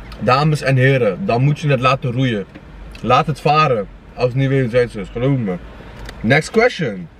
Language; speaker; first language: Dutch; early bilingual, other home language; Kurdish